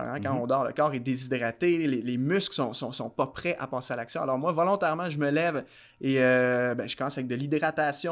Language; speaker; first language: French; native; French